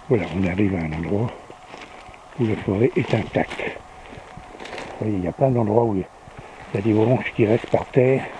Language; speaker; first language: French; native; French